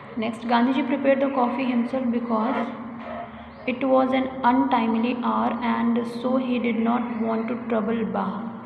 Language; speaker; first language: English; non-native, local second language; Hindi